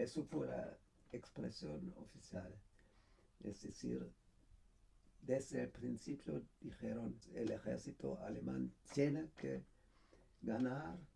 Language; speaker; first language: Spanish; non-native, fluent; German